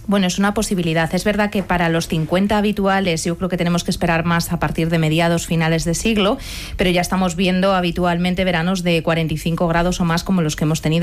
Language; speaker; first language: Spanish; native; Spanish